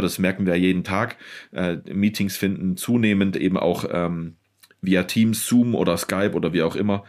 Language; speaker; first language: German; native; German